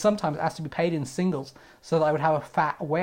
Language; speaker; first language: English; native; English